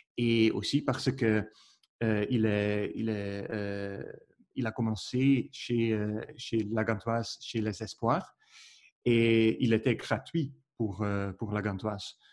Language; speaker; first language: French; non-native, learner; Dutch